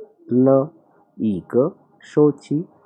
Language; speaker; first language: Chinese; non-native, fluent; Urdu